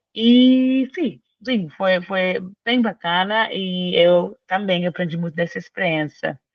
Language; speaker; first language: Portuguese; non-native, fluent; English